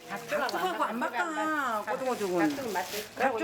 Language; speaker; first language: Korean; native; Korean